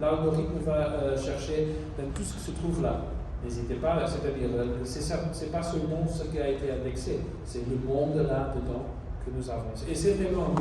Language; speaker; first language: French; non-native, fluent; Portuguese